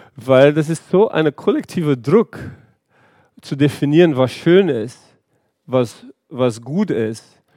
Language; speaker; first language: German; early bilingual, heritage; Portuguese